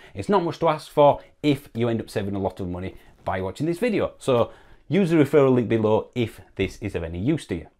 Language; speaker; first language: English; native; English